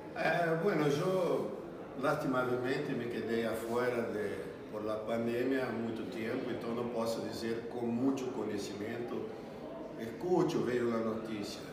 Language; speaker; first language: Spanish; non-native, learner; Portuguese